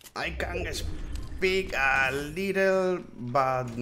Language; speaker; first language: English; non-native, learner; Spanish